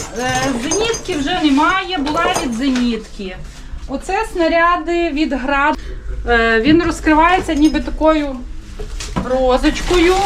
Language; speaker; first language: Ukrainian; native; Ukrainian